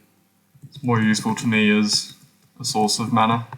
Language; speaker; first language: English; native; English